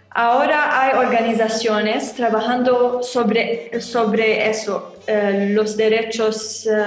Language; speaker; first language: Spanish; non-native, learner; Arabic